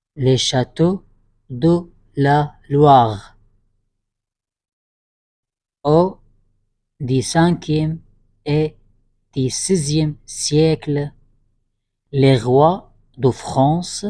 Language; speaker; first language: French; non-native, fluent; Arabic